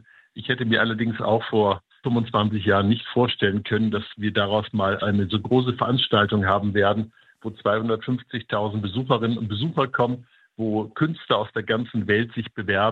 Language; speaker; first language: German; native; German